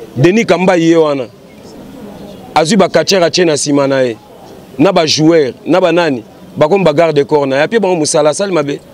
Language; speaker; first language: Lingala; native; Lingala